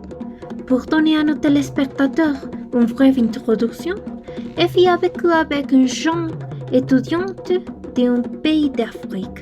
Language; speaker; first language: French; non-native, learner; Spanish